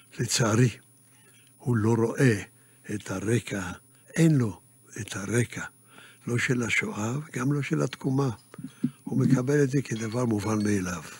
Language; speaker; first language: Hebrew; early bilingual, other home language; Yiddish